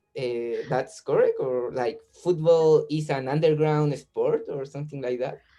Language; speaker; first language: English; non-native, learner; Spanish